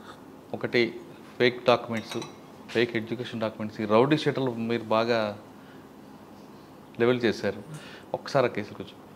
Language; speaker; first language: Telugu; native; Telugu